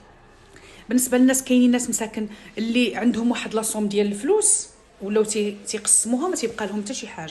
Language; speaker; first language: Arabic; native; Arabic